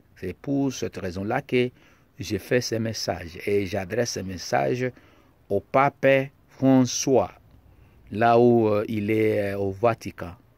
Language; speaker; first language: French; non-native, local second language; Lingala